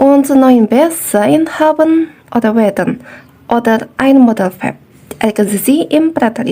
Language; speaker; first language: German; non-native, fluent; Indonesian